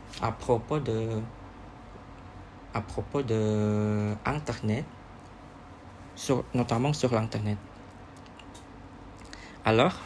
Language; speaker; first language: French; non-native, learner; Indonesian